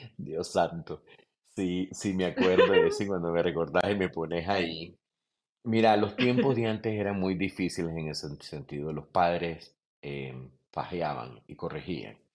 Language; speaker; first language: Spanish; native; Spanish